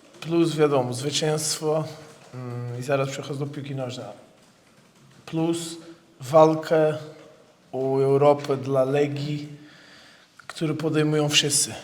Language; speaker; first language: Polish; non-native, fluent; Portuguese